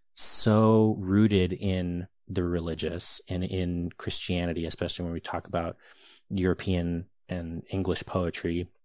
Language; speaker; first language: English; native; English